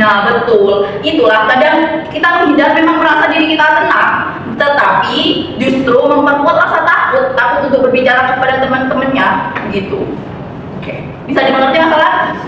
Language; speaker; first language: Indonesian; native; Indonesian